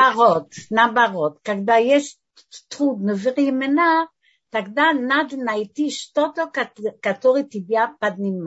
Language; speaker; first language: Russian; non-native, fluent; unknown